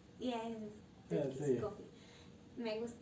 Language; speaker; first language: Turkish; non-native, learner; Spanish